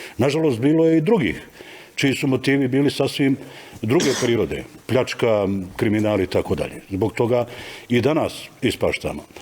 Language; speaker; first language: Bosnian; native; Bosnian